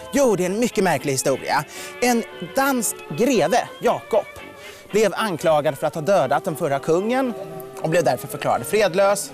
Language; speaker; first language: Swedish; native; Swedish